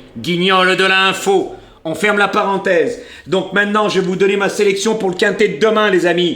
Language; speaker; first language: French; native; French